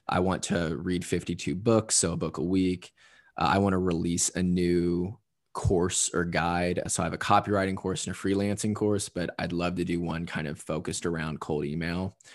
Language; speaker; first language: English; native; English